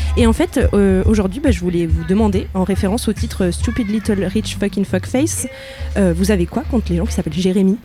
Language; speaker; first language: French; native; French